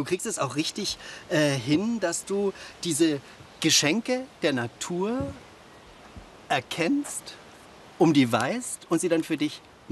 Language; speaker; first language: German; native; German